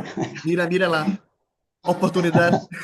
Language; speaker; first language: Spanish; non-native, fluent; Portuguese